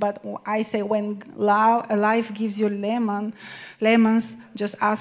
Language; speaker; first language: English; non-native, fluent; Bulgarian